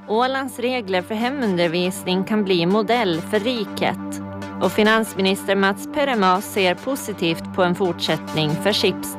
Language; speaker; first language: Swedish; native; Swedish